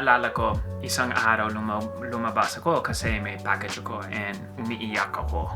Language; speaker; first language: Filipino; early bilingual, heritage; English